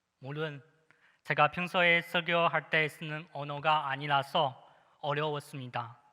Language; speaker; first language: Korean; non-native, fluent; Chinese